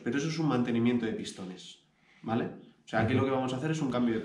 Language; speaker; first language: Spanish; native; Spanish